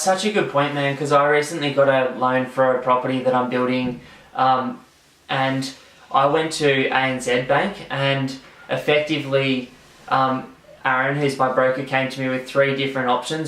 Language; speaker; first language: English; native; English